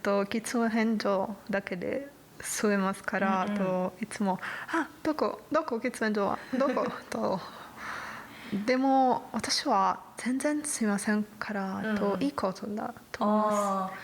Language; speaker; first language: Japanese; non-native, learner; Italian